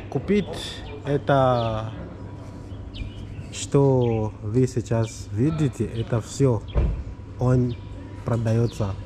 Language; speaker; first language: Russian; non-native, learner; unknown